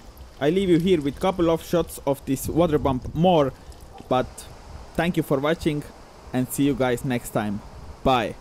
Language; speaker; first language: English; non-native, fluent; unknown